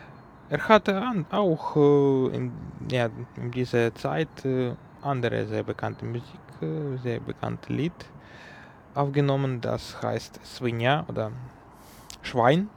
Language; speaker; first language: German; non-native, learner; Ukrainian